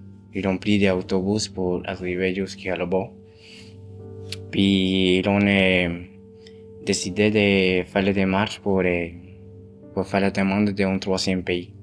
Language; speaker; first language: French; non-native, fluent; Spanish